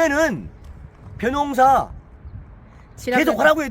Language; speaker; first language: Korean; native; Korean